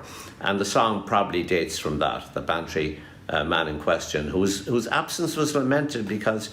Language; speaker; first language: English; native; English